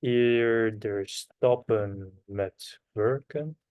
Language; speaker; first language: Dutch; non-native, learner; Korean